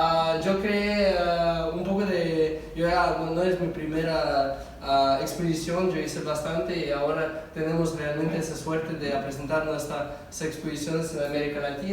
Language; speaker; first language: Spanish; non-native, fluent; Russian